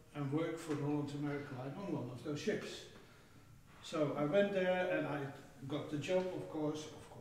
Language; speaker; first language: English; non-native, fluent; Dutch